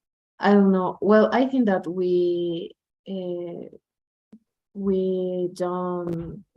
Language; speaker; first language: English; non-native, learner; Spanish